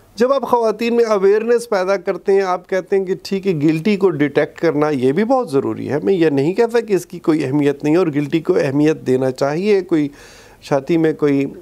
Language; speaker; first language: Urdu; non-native, local second language; Pashto